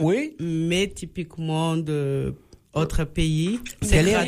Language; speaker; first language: French; non-native, learner; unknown